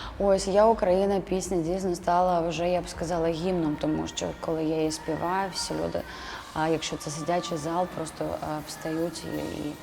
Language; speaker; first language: Ukrainian; non-native, local second language; Russian